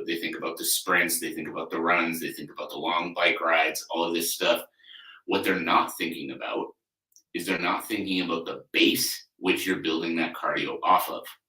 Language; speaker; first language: English; native; English